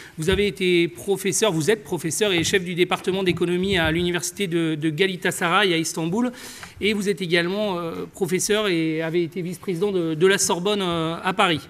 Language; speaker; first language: French; native; French